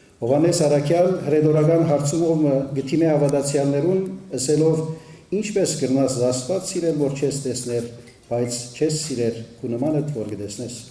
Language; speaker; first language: Armenian; early bilingual, heritage; Armenian